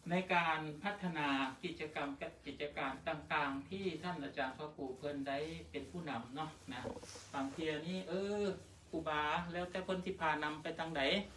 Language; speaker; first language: Thai; native; Thai